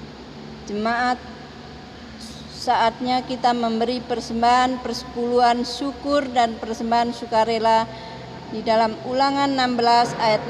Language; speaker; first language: Indonesian; native; Indonesian